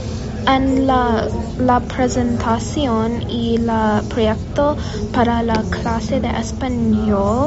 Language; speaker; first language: Spanish; non-native, learner; English